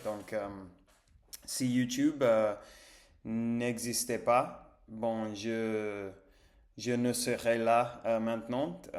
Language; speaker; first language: French; non-native, learner; English